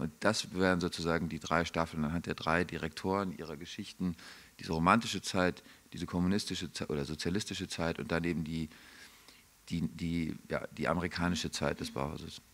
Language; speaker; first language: German; native; German